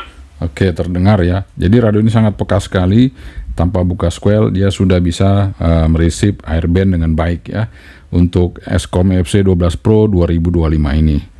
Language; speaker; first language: Indonesian; native; Indonesian